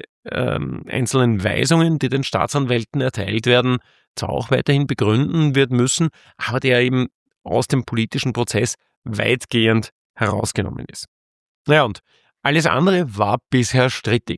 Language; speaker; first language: German; native; German